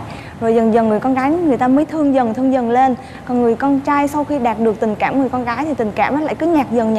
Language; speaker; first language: Vietnamese; native; Vietnamese